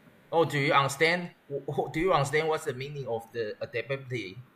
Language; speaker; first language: English; non-native, learner; Chinese